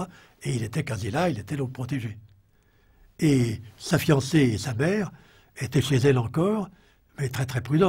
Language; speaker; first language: French; native; French